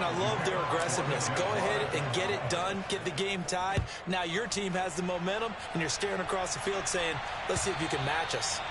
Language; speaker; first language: English; native; English